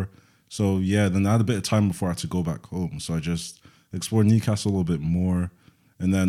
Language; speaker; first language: English; native; English